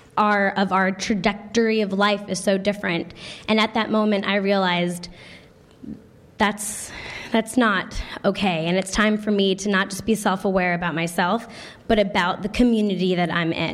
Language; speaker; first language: English; native; English